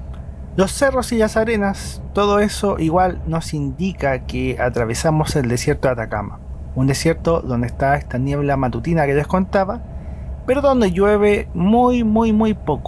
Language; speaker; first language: Spanish; native; Spanish